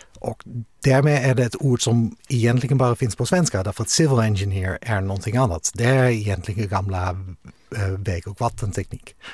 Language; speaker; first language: Swedish; non-native, fluent; Dutch